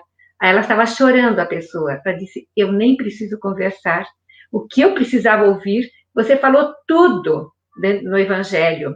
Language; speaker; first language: Portuguese; native; Portuguese